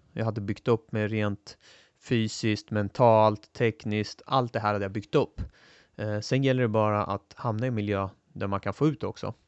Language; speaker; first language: Swedish; early bilingual, other home language; Turoyo